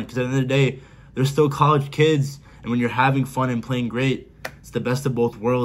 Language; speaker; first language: English; native; English